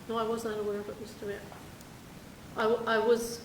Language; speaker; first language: English; native; English